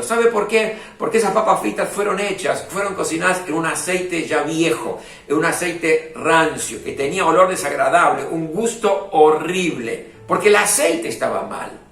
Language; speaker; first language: Spanish; native; Spanish